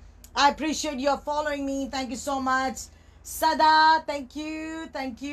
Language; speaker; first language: English; non-native, local second language; Urdu